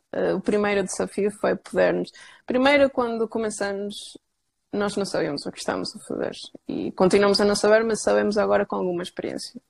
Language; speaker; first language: Portuguese; non-native, fluent; Spanish